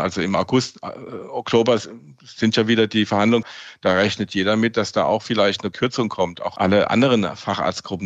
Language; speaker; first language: German; native; German